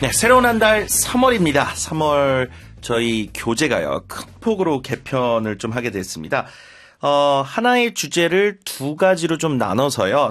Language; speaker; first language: Korean; native; Korean